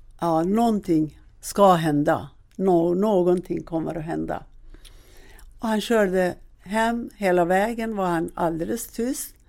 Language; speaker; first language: Swedish; non-native, fluent; Persian